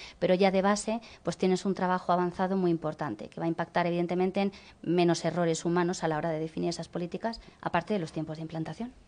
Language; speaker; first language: Spanish; native; Spanish